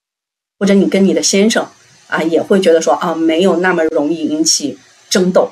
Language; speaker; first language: Chinese; native; Chinese